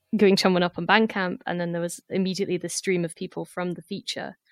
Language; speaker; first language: English; native; English